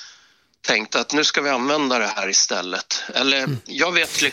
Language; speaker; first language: Swedish; native; Swedish